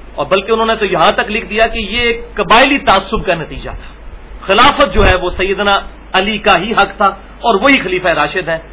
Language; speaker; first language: Urdu; non-native, local second language; Punjabi